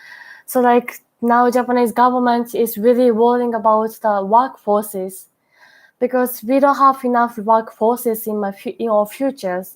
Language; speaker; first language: English; non-native, learner; Japanese